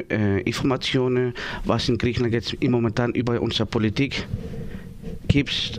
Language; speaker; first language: German; non-native, learner; Greek